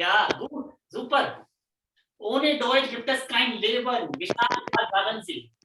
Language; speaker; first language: German; non-native, fluent; Hindi